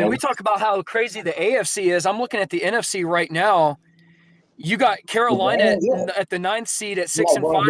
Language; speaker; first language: English; native; English